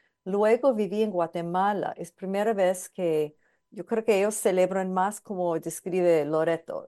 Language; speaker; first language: Spanish; non-native, fluent; English